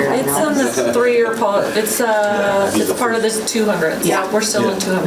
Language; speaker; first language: English; non-native, fluent; German